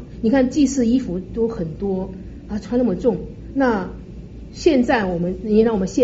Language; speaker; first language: Chinese; native; Chinese